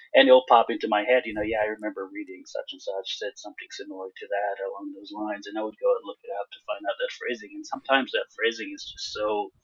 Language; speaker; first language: English; non-native, fluent; Hebrew